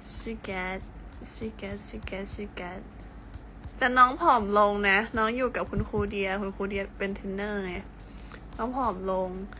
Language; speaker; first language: Thai; native; Thai